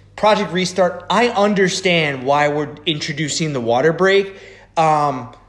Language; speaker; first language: English; native; English